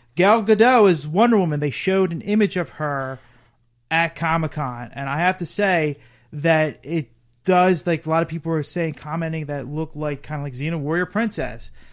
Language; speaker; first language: English; native; English